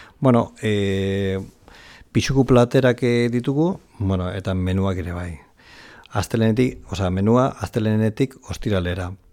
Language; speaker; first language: Basque; non-native, local second language; Spanish